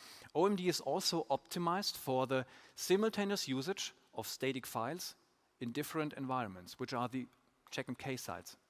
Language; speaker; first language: English; non-native, fluent; German